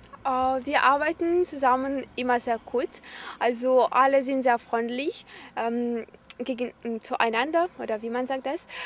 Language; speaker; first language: German; non-native, learner; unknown